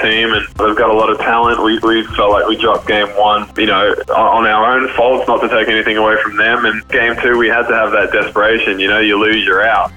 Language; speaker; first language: English; native; English